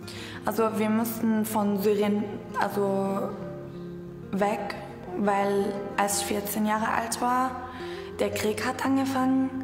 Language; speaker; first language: German; non-native, fluent; Arabic